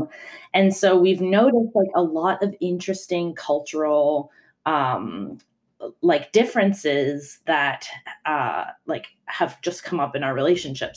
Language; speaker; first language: English; non-native, fluent; Italian